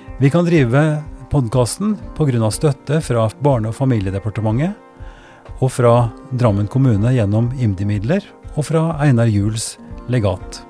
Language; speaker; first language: Norwegian; native; Norwegian